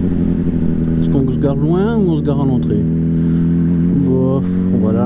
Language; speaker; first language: French; native; French